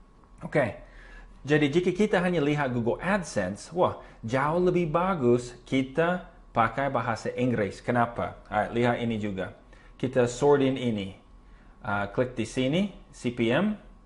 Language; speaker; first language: Indonesian; non-native, fluent; English